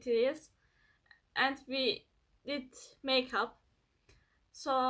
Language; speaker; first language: English; non-native, learner; Turkish